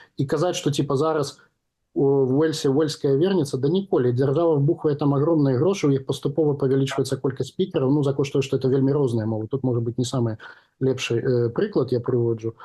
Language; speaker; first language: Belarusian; non-native, local second language; Russian